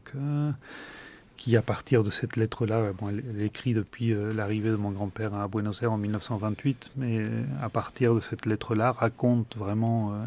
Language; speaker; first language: French; early bilingual, other home language; Spanish